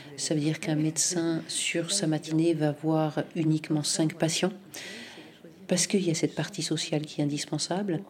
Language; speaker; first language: French; native; French